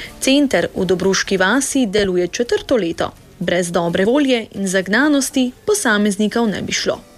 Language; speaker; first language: Slovenian; native; Slovenian